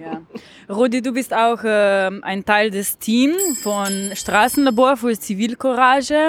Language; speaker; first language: German; non-native, learner; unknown